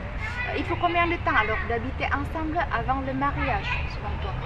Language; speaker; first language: French; non-native, fluent; Indonesian